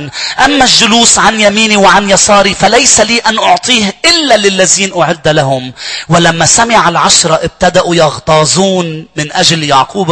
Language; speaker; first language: Arabic; native; Arabic